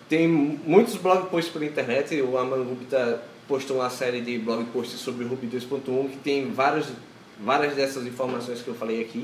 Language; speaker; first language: Portuguese; native; Portuguese